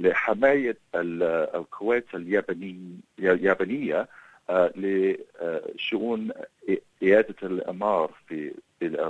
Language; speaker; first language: Arabic; non-native, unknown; English